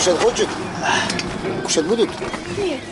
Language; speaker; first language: Russian; non-native, learner; Turkish